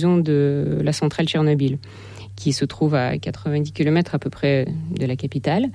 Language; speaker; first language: French; non-native, fluent; Ukrainian